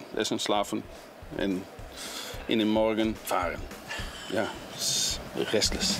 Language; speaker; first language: German; non-native, learner; Dutch